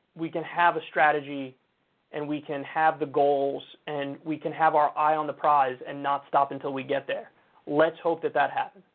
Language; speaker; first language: English; native; English